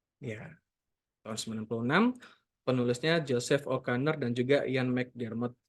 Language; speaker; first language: Indonesian; native; Indonesian